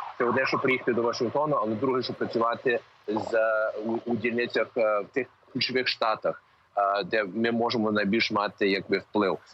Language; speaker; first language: Ukrainian; early bilingual, heritage; Ukrainian